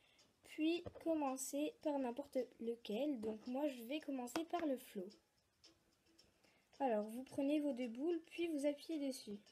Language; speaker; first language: French; native; French